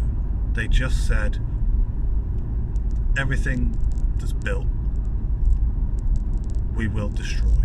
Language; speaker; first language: English; native; English